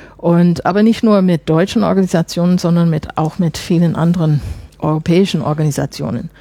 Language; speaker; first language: German; non-native, fluent; English